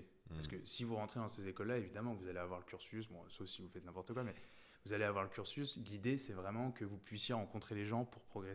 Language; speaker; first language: French; native; French